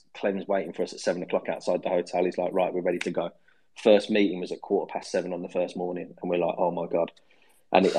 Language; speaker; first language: English; native; English